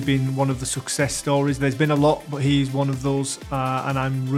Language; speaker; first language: English; native; English